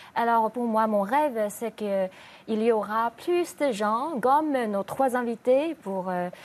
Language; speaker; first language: French; non-native, fluent; Chinese